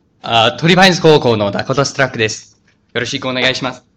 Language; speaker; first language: Japanese; non-native, fluent; English